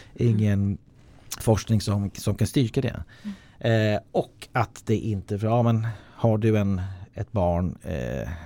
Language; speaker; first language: Swedish; non-native, fluent; English